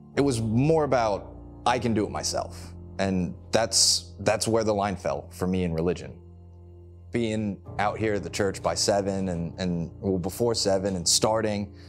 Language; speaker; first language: English; native; English